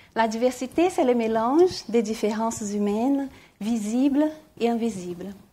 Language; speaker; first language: French; non-native, fluent; Portuguese